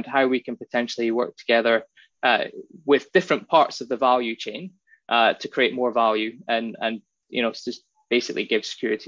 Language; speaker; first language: English; native; English